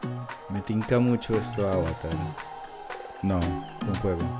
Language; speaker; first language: Spanish; native; Spanish